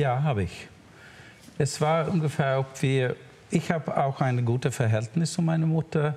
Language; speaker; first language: German; non-native, learner; Swedish